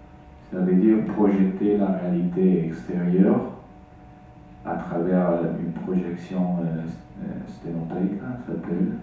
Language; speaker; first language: French; non-native, fluent; Italian